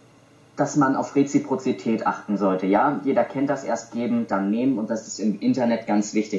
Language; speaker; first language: German; native; German